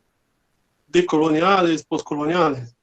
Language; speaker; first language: Spanish; non-native, fluent; Portuguese